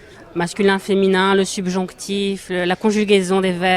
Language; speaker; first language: French; native; French